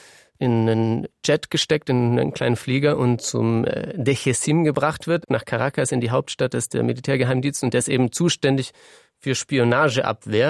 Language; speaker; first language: German; native; German